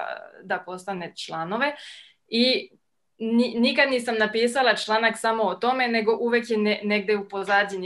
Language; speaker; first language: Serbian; non-native, fluent; French